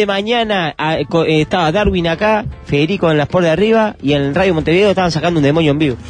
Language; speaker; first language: Spanish; native; Spanish